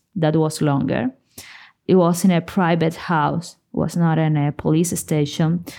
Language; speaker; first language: English; non-native, fluent; Spanish